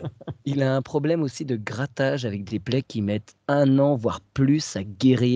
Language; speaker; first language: French; native; French